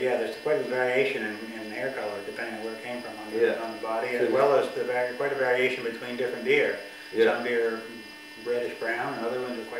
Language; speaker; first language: English; native; English